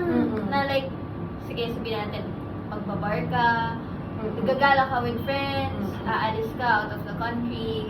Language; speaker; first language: Filipino; native; Filipino